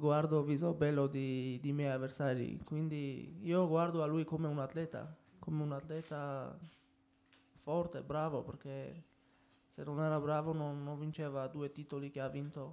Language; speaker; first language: Italian; non-native, fluent; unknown